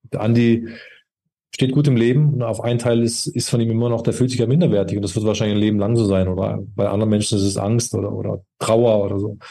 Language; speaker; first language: German; native; German